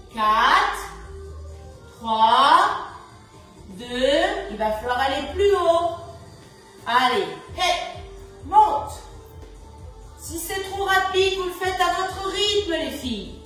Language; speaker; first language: French; native; French